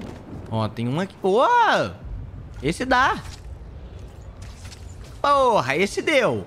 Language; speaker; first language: Portuguese; native; Portuguese